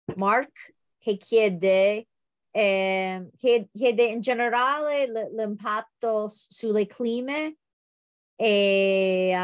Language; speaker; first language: Italian; non-native, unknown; English